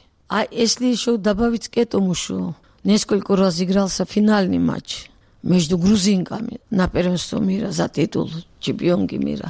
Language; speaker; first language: Russian; non-native, local second language; Georgian